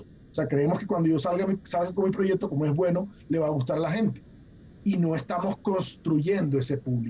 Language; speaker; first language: Spanish; native; Spanish